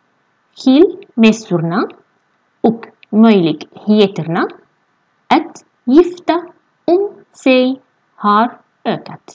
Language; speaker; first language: Swedish; non-native, fluent; Arabic